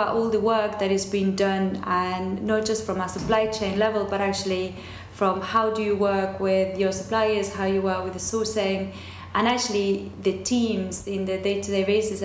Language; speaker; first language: English; non-native, fluent; Spanish